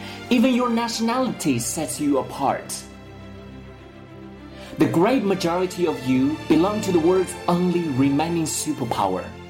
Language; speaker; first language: English; non-native, fluent; Chinese